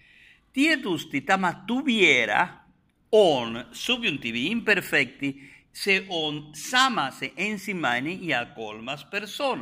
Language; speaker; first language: Finnish; non-native, fluent; Spanish